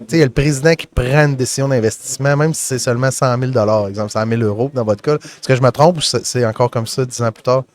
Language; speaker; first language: French; native; French